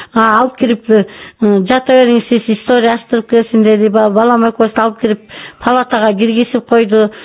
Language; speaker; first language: Kyrgyz; native; Kyrgyz